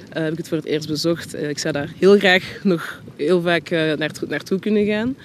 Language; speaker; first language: Dutch; early bilingual, other home language; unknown